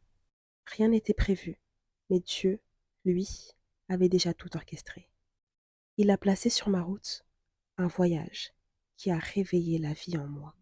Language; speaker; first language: French; native; French